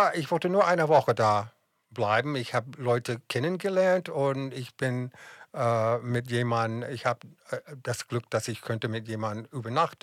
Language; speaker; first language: German; non-native, fluent; English